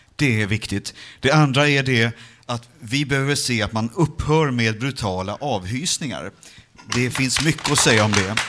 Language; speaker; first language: Swedish; native; Swedish